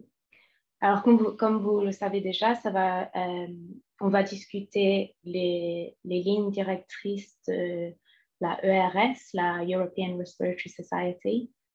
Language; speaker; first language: French; non-native, fluent; English